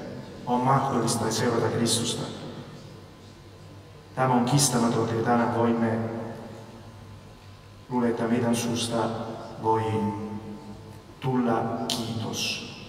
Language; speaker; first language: Finnish; non-native, fluent; Spanish